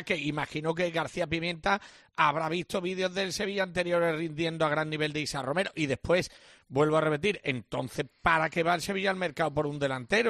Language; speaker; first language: Spanish; native; Spanish